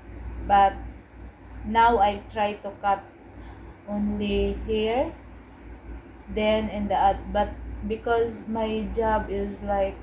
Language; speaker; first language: English; non-native, learner; Cebuano